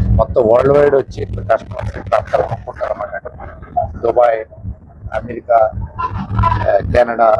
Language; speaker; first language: Telugu; native; Telugu